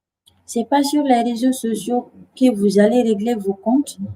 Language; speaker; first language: French; non-native, local second language; Bambara